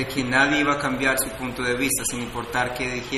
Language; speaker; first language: Spanish; native; Spanish